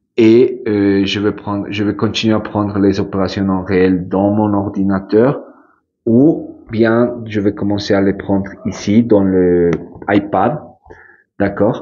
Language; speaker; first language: French; non-native, fluent; Spanish